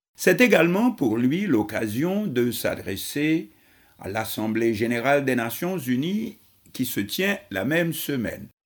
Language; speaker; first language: French; non-native, local second language; Haitian Creole